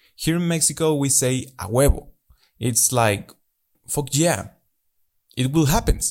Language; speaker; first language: English; non-native, learner; Spanish